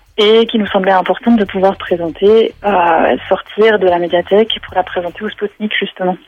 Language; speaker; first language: French; native; French